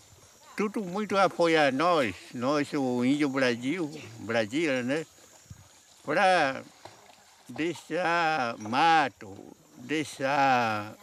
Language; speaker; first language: Portuguese; non-native, local second language; Kayapó